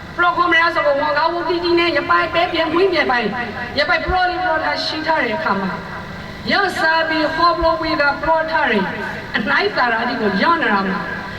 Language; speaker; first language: Burmese; native; Burmese